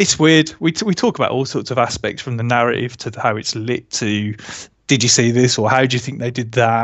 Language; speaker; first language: English; native; English